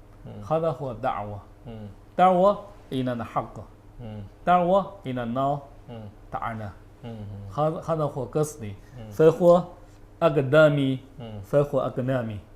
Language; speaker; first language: Arabic; non-native, learner; Chinese